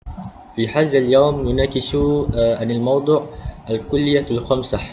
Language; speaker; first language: Arabic; non-native, learner; Malay